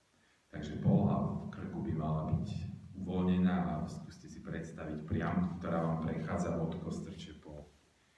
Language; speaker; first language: Slovak; native; Slovak